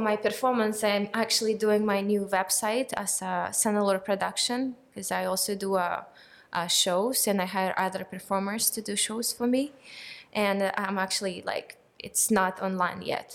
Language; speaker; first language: English; non-native, fluent; Russian